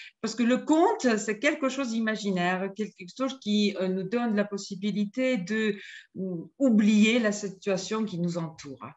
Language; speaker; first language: French; non-native, fluent; Georgian